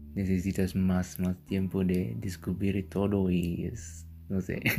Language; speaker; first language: Spanish; non-native, learner; German